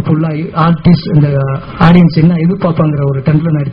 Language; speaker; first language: Tamil; native; Tamil